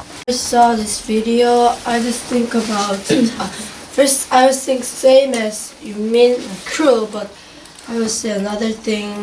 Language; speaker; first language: English; non-native, learner; Korean